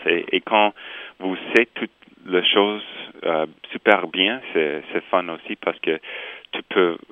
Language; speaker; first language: French; non-native, local second language; English